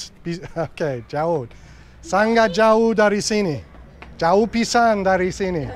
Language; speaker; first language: Indonesian; non-native, learner; English